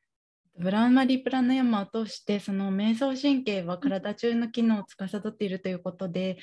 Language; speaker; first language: Japanese; native; Japanese